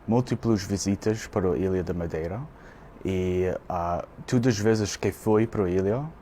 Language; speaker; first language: Portuguese; early bilingual, heritage; Portuguese